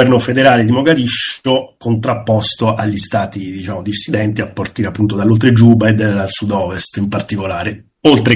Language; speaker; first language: Italian; native; Italian